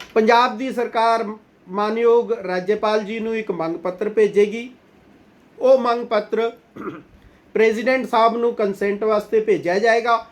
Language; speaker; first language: Punjabi; non-native, local second language; Hindi